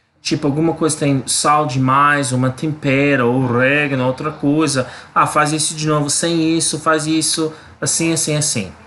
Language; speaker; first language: Portuguese; non-native, learner; English